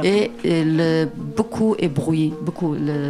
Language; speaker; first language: French; non-native, learner; Kurdish